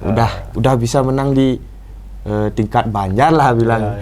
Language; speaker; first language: Indonesian; non-native, local second language; Balinese